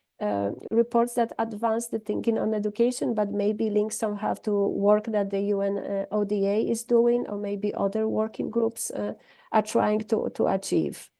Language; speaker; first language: English; non-native, fluent; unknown